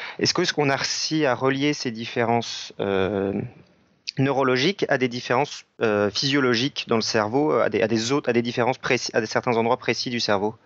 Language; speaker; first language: French; native; French